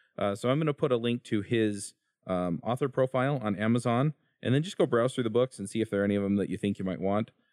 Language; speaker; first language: English; native; English